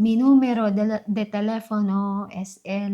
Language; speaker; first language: Spanish; non-native, learner; Filipino